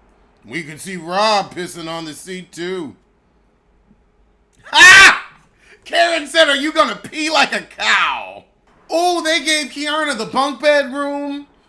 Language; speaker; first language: English; native; English